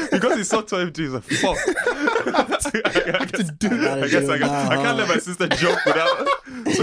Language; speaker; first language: English; native; English